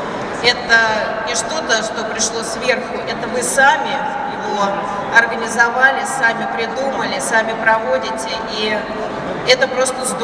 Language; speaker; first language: Russian; native; Russian